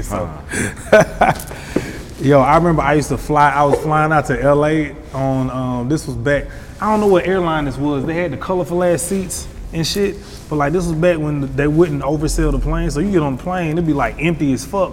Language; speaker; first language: English; native; English